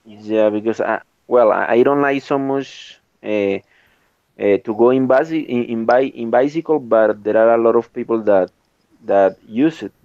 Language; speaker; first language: English; non-native, learner; Spanish